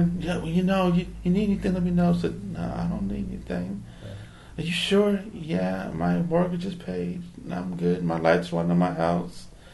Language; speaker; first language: English; native; English